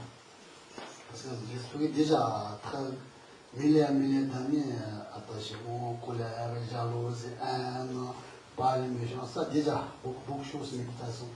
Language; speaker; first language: French; non-native, learner; Tibetan